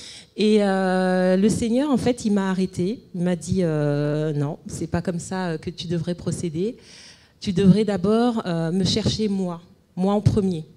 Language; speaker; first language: French; native; French